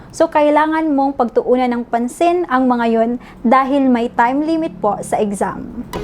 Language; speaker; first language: Filipino; non-native, local second language; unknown